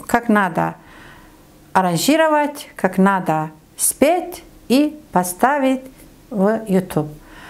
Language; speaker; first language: Russian; non-native, learner; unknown